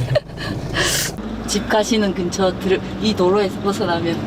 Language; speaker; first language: Korean; native; Korean